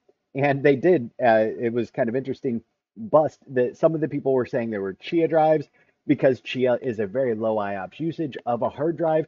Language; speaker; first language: English; native; English